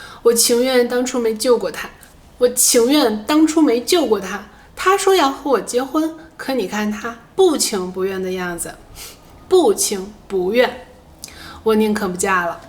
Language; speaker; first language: Chinese; native; Chinese